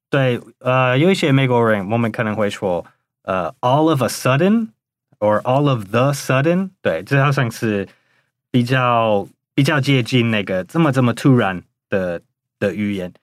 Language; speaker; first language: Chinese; non-native, fluent; English